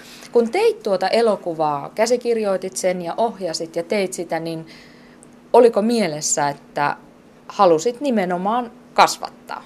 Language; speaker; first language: Finnish; native; Finnish